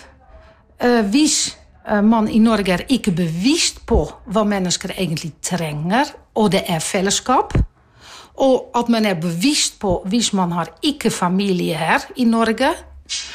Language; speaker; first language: Norwegian; non-native, fluent; Dutch